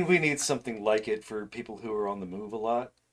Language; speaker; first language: English; native; English